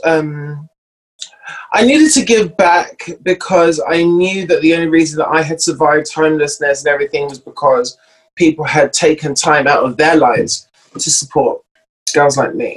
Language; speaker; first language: English; native; English